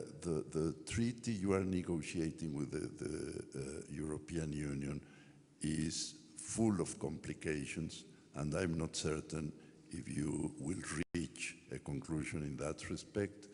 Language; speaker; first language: English; non-native, fluent; Spanish